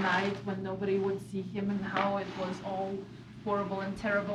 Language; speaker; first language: English; non-native, fluent; Russian